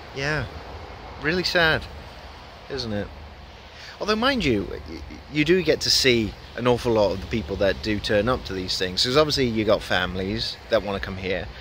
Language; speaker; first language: English; native; English